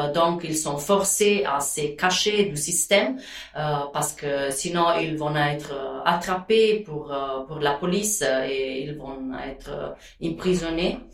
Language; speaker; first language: French; non-native, fluent; Italian